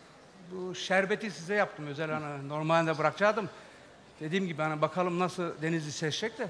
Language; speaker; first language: Turkish; native; Turkish